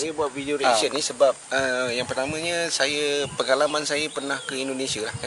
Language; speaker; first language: Malay; native; Malay